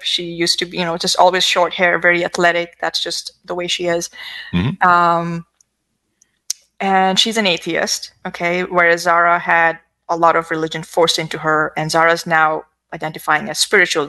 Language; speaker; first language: English; non-native, local second language; Urdu